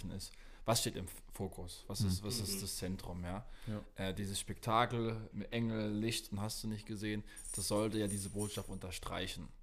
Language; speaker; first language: German; native; German